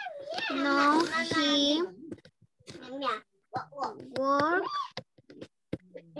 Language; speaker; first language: English; non-native, learner; Spanish